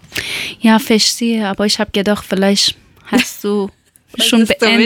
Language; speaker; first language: German; non-native, learner; Persian